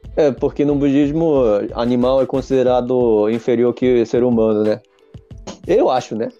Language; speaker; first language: Portuguese; non-native, fluent; Japanese